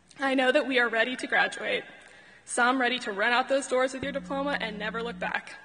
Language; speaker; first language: English; native; English